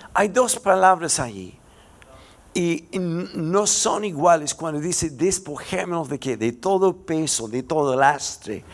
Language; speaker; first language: Spanish; non-native, fluent; English